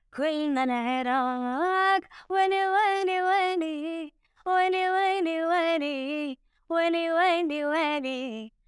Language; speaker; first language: Arabic; early bilingual, other home language; French